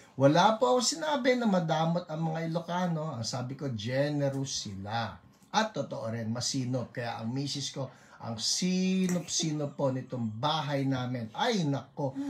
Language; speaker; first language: Filipino; native; Filipino